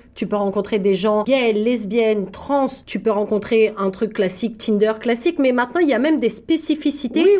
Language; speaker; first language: French; native; French